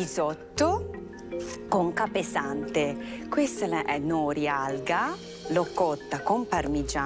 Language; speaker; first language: Italian; non-native, fluent; Japanese